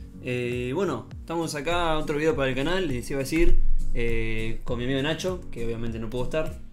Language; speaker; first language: Spanish; native; Spanish